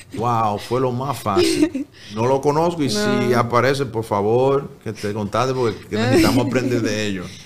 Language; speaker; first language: Spanish; early bilingual, heritage; Spanish